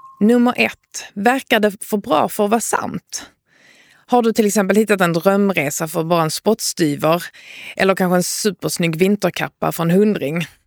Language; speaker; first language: Swedish; native; Swedish